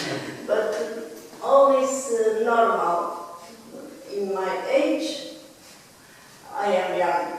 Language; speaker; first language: English; non-native, learner; Latvian